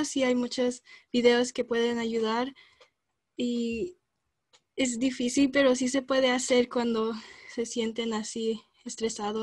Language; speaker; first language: Spanish; early bilingual, other home language; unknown